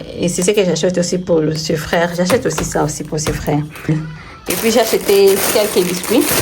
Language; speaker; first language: French; non-native, local second language; Swahili